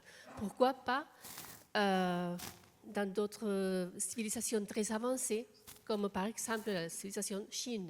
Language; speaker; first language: French; non-native, learner; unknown